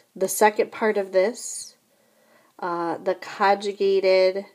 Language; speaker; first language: English; native; English